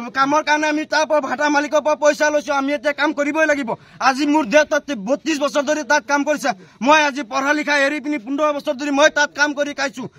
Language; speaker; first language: Assamese; non-native, local second language; Bangla